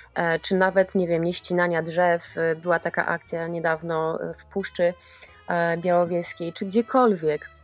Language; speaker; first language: Polish; native; Polish